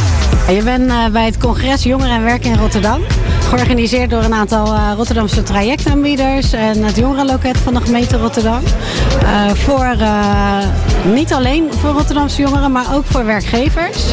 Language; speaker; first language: Dutch; native; Dutch